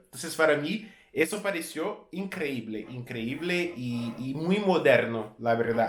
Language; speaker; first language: Spanish; non-native, fluent; Portuguese